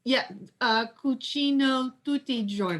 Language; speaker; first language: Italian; non-native, learner; English